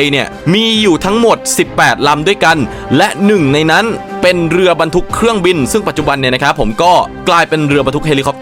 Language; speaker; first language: Thai; native; Thai